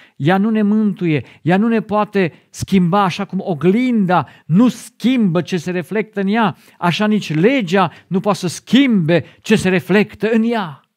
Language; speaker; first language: Romanian; non-native, fluent; German